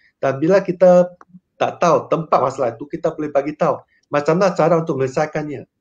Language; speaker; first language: Malay; non-native, local second language; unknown